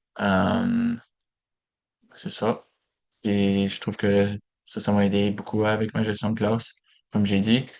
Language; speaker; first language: French; native; French